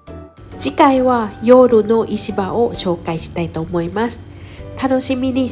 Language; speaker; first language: Japanese; non-native, fluent; Thai